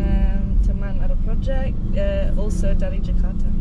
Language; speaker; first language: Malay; non-native, learner; English